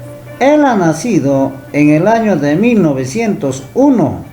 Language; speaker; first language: Spanish; non-native, local second language; Quechua